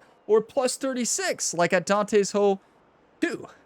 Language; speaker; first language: English; native; English